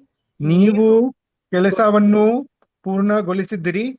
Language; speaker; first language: Kannada; non-native, learner; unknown